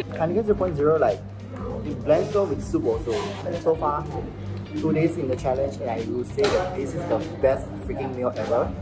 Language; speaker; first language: English; non-native, local second language; Pampanga